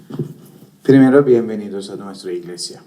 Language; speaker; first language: Spanish; non-native, fluent; Turkish